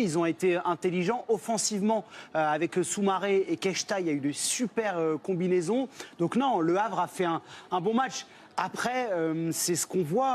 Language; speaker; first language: French; native; French